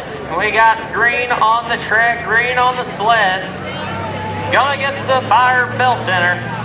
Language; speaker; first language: English; native; English